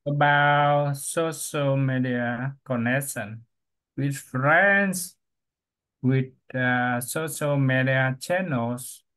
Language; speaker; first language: English; non-native, learner; Vietnamese